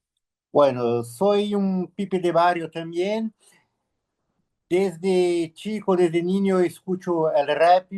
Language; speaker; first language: Spanish; non-native, learner; Portuguese